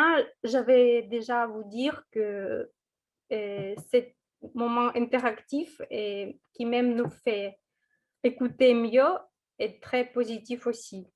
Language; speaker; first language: French; non-native, fluent; Russian